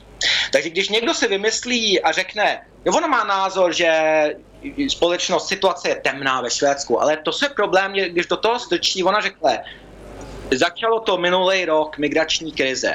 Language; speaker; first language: Czech; early bilingual, heritage; Czech